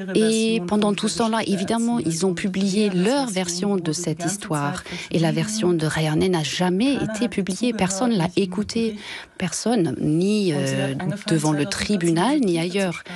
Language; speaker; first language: French; non-native, fluent; German